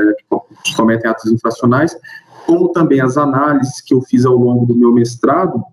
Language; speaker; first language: Portuguese; native; Portuguese